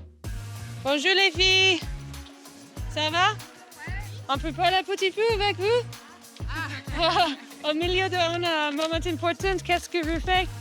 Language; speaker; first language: French; non-native, learner; English